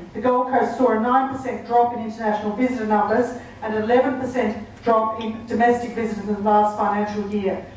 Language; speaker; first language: English; native; English